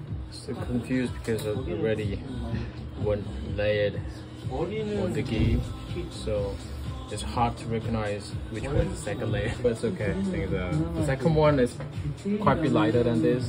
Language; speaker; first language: English; non-native, learner; Korean